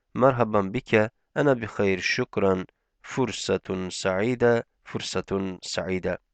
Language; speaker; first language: Arabic; non-native, fluent; Turkish